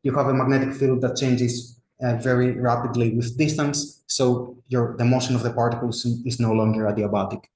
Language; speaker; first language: English; non-native, fluent; Greek